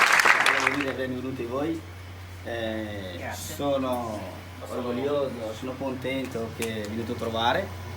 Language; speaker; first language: Italian; non-native, learner; Bangla